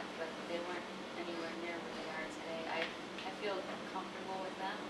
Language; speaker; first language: English; native; English